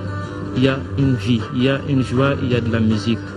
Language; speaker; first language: French; non-native, local second language; Tamasheq